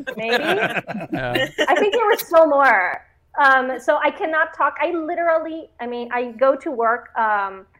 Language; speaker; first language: English; native; English